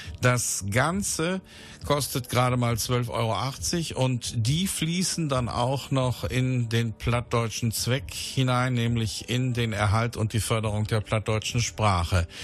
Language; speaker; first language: German; native; German